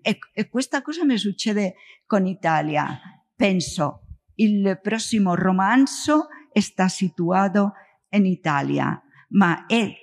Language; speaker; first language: Italian; non-native, learner; Spanish